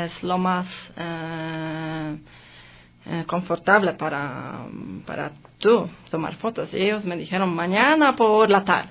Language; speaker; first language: Spanish; non-native, learner; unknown